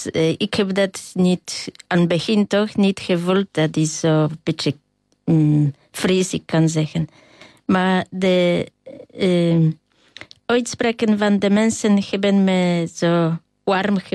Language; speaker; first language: Dutch; non-native, learner; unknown